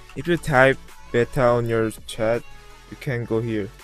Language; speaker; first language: English; non-native, learner; Korean